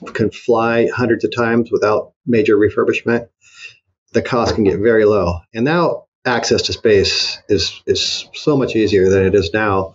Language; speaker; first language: English; native; English